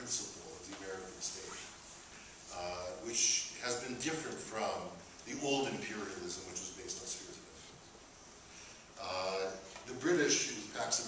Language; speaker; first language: English; native; English